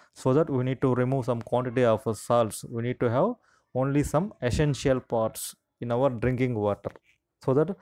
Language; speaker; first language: English; non-native, local second language; Telugu